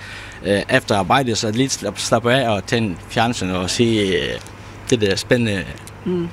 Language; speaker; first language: Danish; non-native, learner; Ukrainian